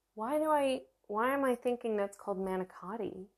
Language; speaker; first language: English; early bilingual, other home language; Italian